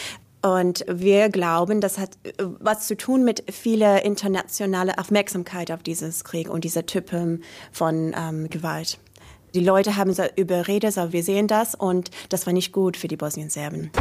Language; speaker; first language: German; non-native, learner; English